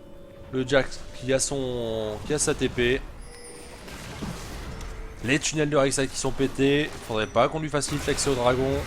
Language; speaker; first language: French; native; French